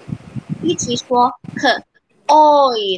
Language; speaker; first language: Chinese; non-native, learner; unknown